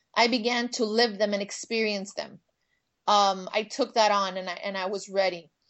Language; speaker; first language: English; native; English